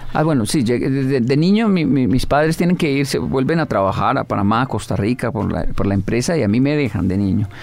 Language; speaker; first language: Spanish; native; Spanish